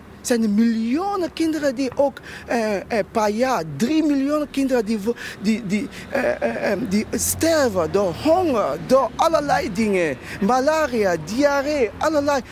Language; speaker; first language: Dutch; non-native, fluent; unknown